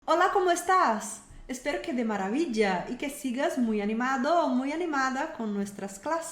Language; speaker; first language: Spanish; non-native, fluent; Portuguese